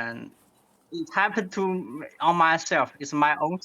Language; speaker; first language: English; non-native, learner; Chinese